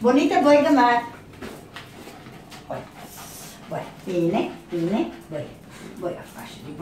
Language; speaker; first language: Hebrew; native; Hebrew